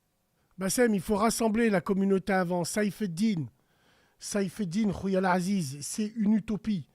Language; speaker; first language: French; native; French